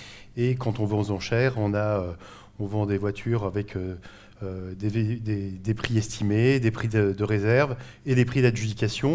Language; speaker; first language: French; native; French